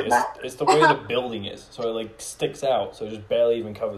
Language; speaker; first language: English; native; English